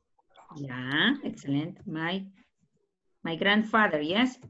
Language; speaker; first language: English; non-native, learner; Spanish